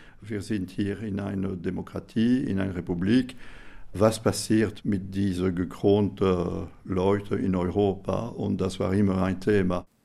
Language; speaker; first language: German; non-native, fluent; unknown